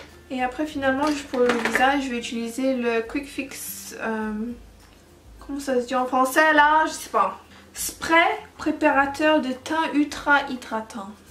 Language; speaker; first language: French; early bilingual, heritage; French